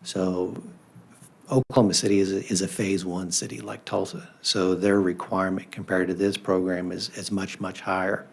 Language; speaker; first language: English; native; English